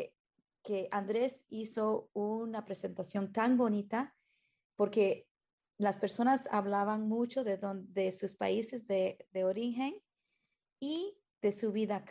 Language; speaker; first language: Spanish; early bilingual, heritage; Spanish